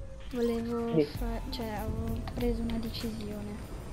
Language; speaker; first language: Italian; native; Italian